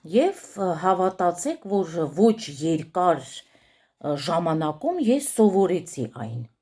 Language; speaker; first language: Armenian; early bilingual, heritage; Armenian